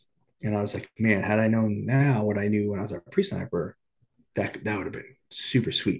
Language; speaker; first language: English; native; English